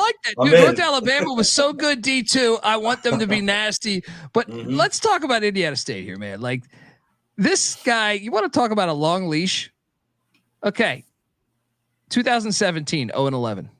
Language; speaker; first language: English; native; English